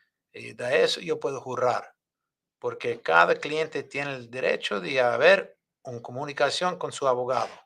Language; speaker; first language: Spanish; non-native, fluent; English